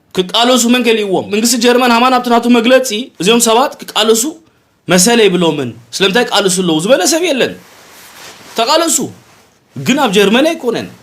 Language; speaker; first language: Tigrinya; early bilingual, heritage; Tigrinya